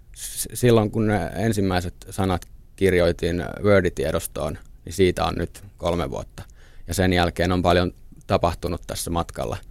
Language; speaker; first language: Finnish; native; Finnish